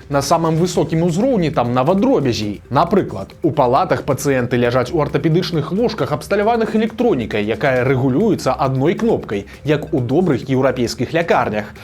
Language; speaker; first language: Belarusian; native; Belarusian